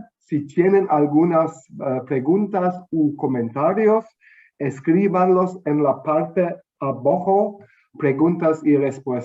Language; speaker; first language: Spanish; non-native, fluent; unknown